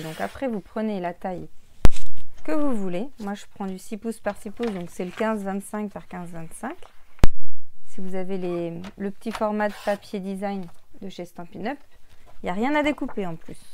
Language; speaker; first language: French; native; French